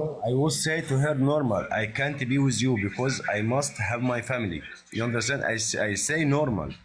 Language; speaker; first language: English; non-native, learner; Arabic